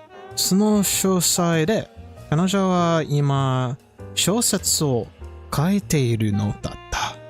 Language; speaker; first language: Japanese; non-native, learner; English